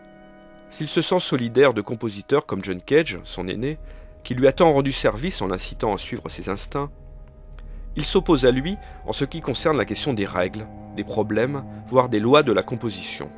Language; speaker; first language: French; native; French